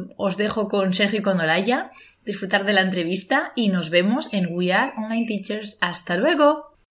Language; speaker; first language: Spanish; native; Spanish